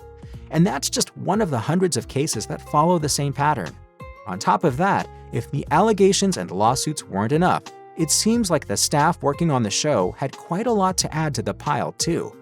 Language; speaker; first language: English; native; English